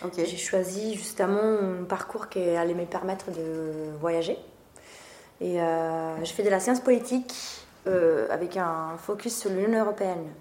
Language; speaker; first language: French; non-native, fluent; Italian